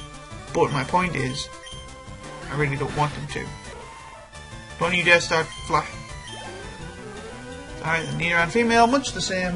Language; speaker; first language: English; native; English